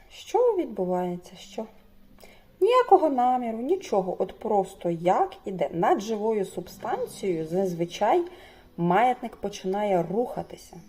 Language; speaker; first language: Ukrainian; non-native, local second language; Russian